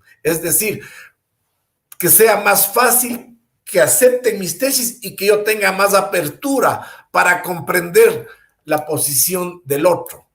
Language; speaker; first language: Spanish; native; Spanish